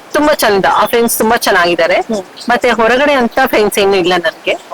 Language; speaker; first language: Kannada; non-native, local second language; Kodava